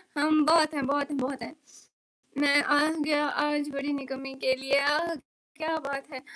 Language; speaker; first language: Urdu; non-native, local second language; Punjabi